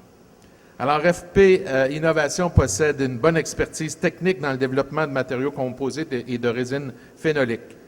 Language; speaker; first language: French; native; French